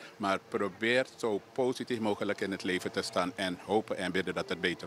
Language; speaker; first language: Dutch; native; Dutch